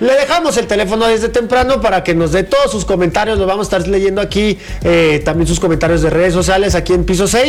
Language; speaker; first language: Spanish; native; Spanish